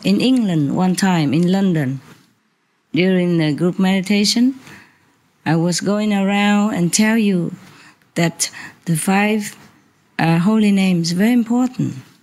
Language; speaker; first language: English; non-native, fluent; Vietnamese